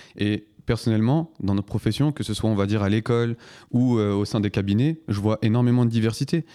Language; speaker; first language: French; early bilingual, other home language; Turkish